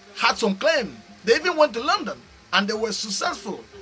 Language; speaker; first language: English; non-native, local second language; French